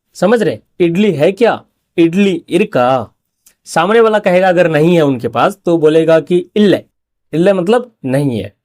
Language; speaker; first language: Hindi; native; Hindi